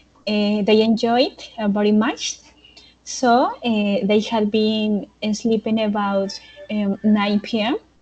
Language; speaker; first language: English; non-native, learner; Spanish